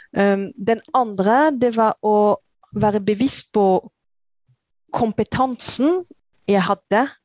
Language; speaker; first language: Norwegian; non-native, fluent; French